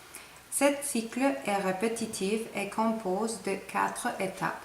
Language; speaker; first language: French; non-native, fluent; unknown